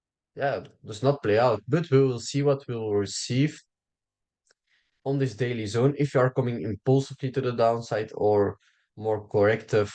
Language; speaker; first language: English; non-native, fluent; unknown